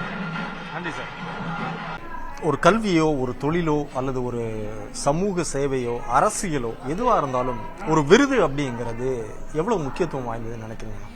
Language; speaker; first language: Tamil; native; Tamil